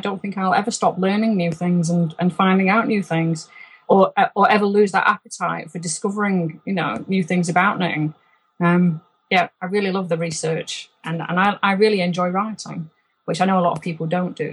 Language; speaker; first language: English; native; English